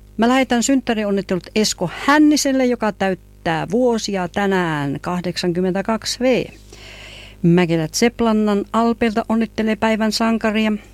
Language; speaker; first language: Finnish; native; Finnish